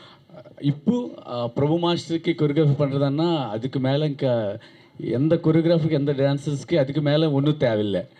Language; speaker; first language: Tamil; non-native, learner; Telugu